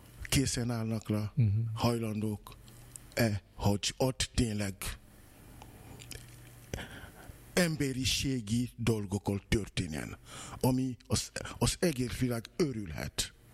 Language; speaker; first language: Hungarian; non-native, fluent; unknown